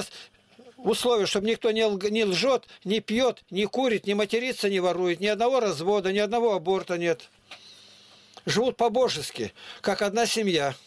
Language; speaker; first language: Russian; native; Russian